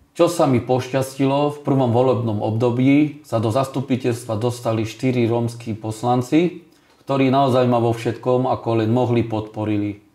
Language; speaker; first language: Slovak; native; Slovak